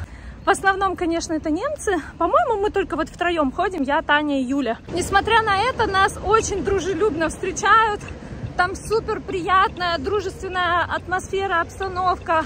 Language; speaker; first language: Russian; native; Russian